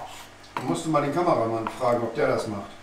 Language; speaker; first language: German; native; German